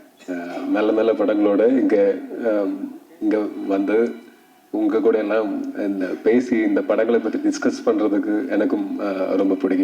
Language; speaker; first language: Tamil; non-native, local second language; Malayalam